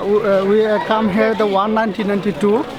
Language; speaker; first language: English; non-native, learner; Rohingya